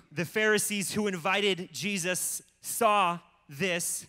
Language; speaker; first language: English; early bilingual, other home language; Russian